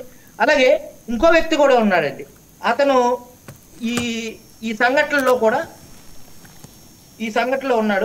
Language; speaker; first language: Telugu; native; Telugu